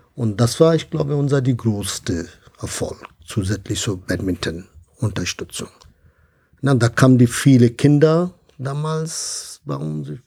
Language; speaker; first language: German; non-native, fluent; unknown